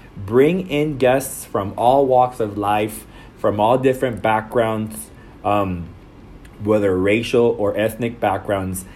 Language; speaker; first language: English; non-native, fluent; Spanish